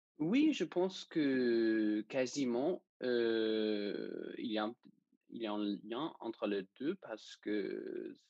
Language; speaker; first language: French; non-native, fluent; Danish